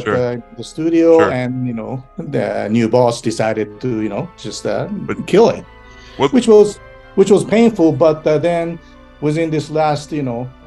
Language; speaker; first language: English; non-native, fluent; Japanese